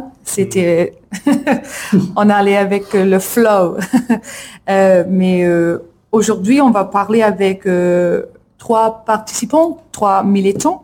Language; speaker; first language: French; non-native, learner; English